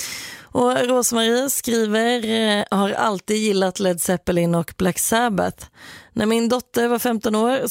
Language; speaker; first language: Swedish; native; Swedish